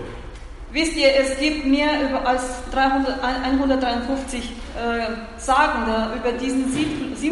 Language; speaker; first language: German; non-native, fluent; Russian